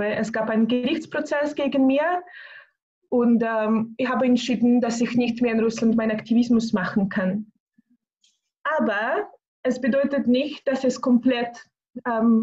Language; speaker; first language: German; non-native, fluent; Russian